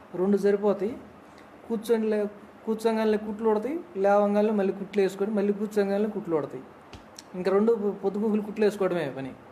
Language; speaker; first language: Telugu; native; Telugu